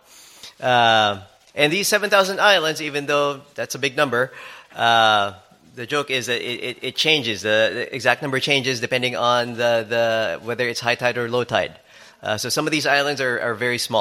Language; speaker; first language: English; non-native, local second language; Filipino